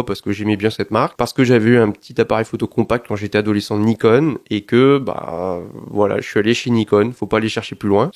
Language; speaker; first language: French; native; French